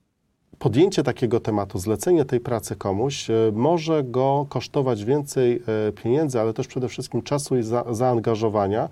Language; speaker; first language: Polish; native; Polish